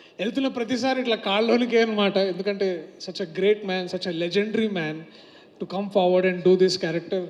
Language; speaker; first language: Telugu; native; Telugu